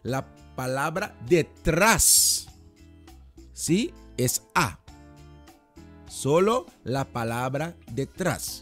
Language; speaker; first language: Spanish; non-native, fluent; Dutch